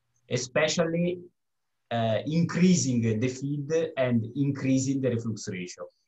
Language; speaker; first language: English; non-native, fluent; Italian